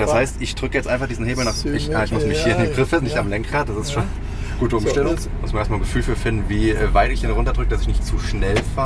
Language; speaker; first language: German; native; German